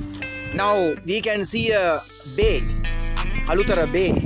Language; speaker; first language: English; non-native, local second language; Sinhala